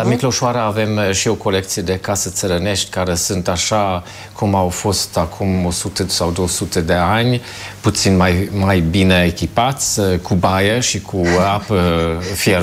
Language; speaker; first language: Romanian; non-native, fluent; German